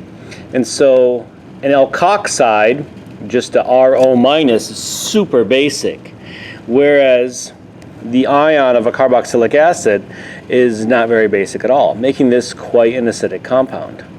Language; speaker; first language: English; native; English